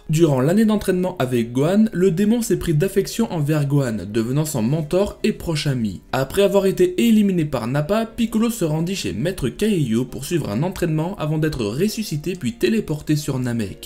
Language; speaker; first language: French; native; French